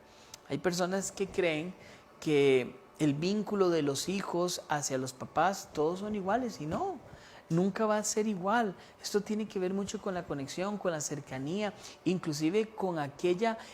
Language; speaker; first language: Spanish; native; Spanish